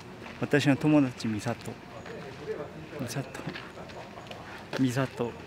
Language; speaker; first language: Japanese; non-native, learner; Korean